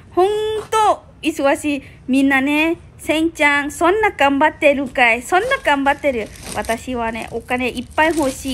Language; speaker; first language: Japanese; non-native, learner; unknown